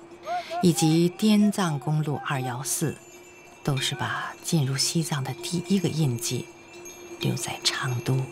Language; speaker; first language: Chinese; native; Chinese